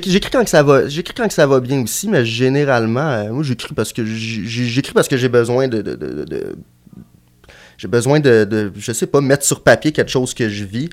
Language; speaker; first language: French; native; French